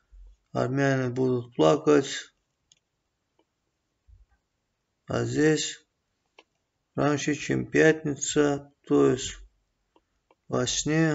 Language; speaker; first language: Russian; non-native, fluent; Azerbaijani